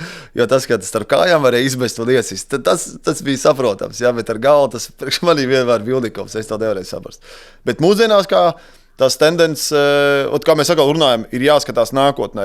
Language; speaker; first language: Latvian; native; Latvian